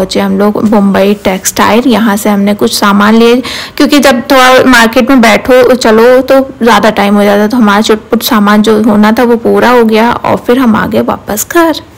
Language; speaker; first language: Hindi; native; Hindi